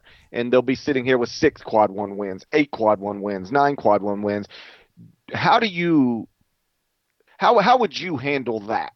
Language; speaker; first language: English; native; English